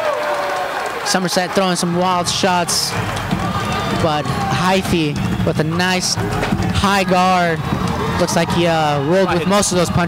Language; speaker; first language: English; native; English